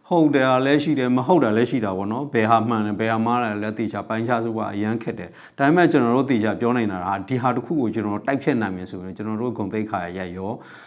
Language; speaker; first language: Burmese; non-native, local second language; S'gaw Karen